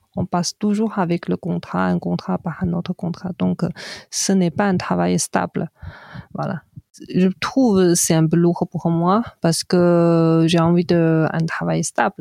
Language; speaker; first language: French; non-native, fluent; Chinese